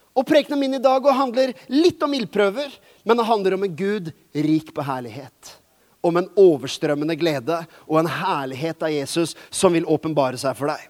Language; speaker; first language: Norwegian; native; Norwegian